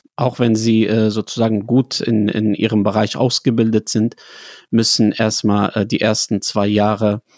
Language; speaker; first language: German; non-native, fluent; Arabic